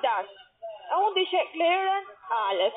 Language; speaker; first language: German; non-native, learner; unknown